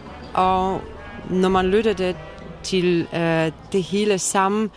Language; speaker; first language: Danish; non-native, fluent; Polish